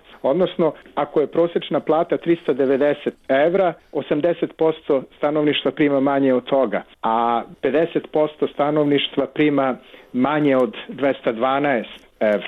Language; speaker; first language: Serbian; native; Serbian